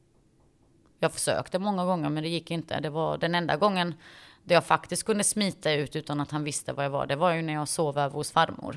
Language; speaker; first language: Swedish; early bilingual, other home language; Bosnian